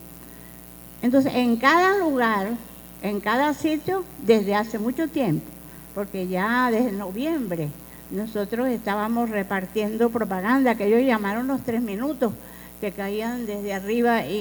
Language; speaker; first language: Spanish; native; Spanish